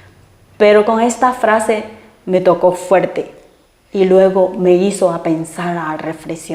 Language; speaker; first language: Spanish; non-native, fluent; Chinese